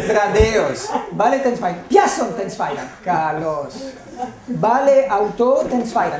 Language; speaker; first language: Greek; non-native, fluent; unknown